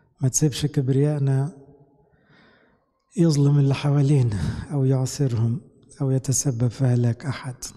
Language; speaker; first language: Arabic; native; Arabic